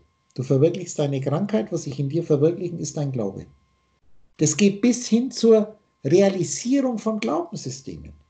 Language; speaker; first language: German; native; German